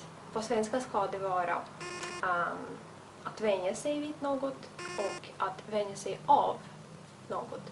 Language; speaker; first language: Swedish; non-native, fluent; Russian